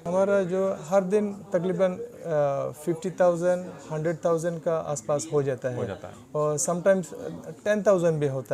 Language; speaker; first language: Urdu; non-native, fluent; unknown